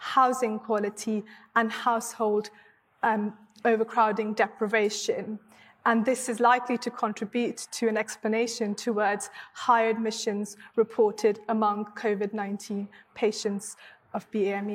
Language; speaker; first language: English; non-native, local second language; Hindi